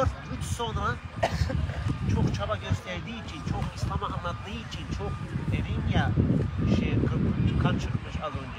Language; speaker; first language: Turkish; non-native, fluent; Arabic